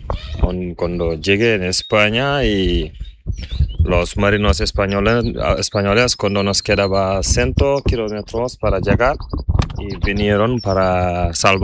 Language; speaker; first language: Spanish; non-native, learner; Fula